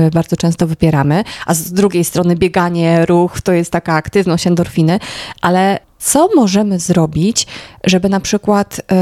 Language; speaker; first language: Polish; native; Polish